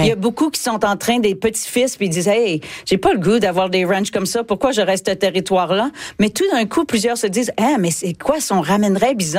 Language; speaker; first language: French; native; French